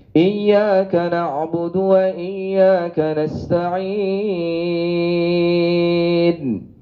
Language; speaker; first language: Indonesian; native; Indonesian